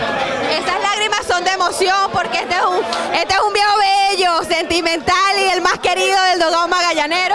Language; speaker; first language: Spanish; native; Spanish